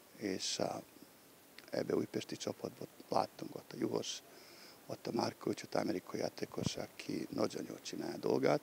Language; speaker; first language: Hungarian; non-native, learner; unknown